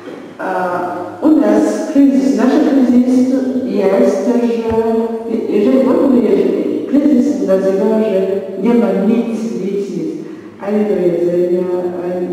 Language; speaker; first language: Polish; non-native, learner; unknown